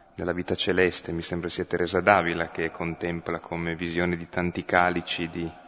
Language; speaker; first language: Italian; non-native, local second language; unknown